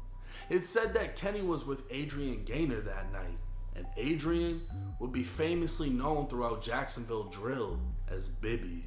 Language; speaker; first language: English; native; English